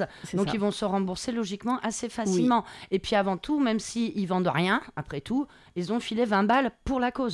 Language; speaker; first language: French; native; French